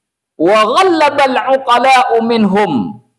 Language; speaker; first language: Indonesian; native; Indonesian